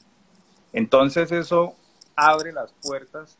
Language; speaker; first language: Spanish; native; Spanish